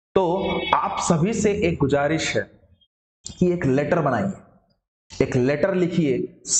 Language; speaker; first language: Hindi; non-native, local second language; Marathi